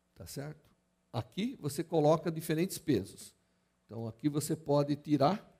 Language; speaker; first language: Portuguese; native; Portuguese